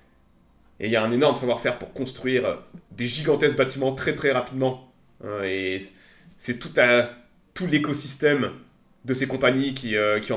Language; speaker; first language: French; native; French